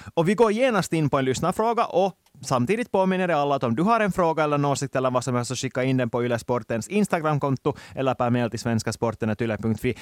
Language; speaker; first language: Swedish; native; Swedish